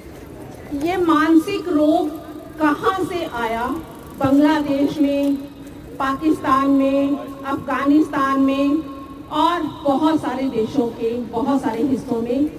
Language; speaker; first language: Hindi; native; Hindi